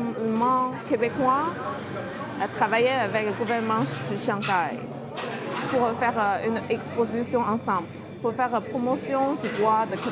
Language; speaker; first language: French; non-native, learner; Chinese